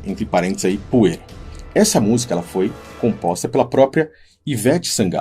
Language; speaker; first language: Portuguese; native; Portuguese